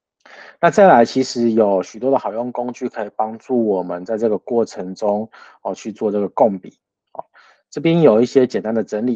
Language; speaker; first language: Chinese; native; Chinese